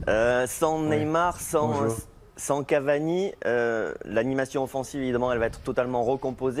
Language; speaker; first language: French; native; French